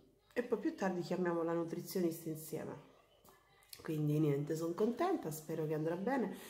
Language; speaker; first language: Italian; native; Italian